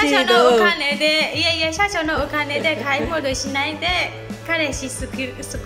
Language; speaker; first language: Japanese; non-native, learner; Burmese